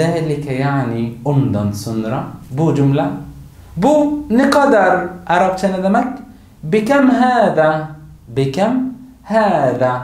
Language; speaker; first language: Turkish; non-native, learner; Arabic